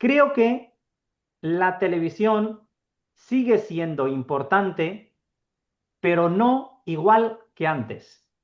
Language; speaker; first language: Spanish; non-native, fluent; Urdu